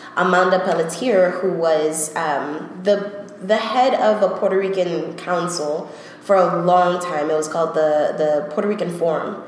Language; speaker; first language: English; early bilingual, other home language; Spanish